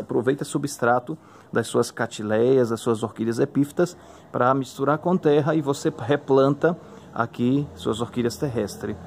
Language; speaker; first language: Portuguese; native; Portuguese